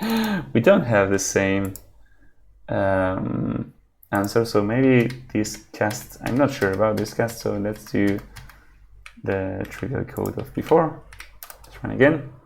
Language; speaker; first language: English; non-native, fluent; Spanish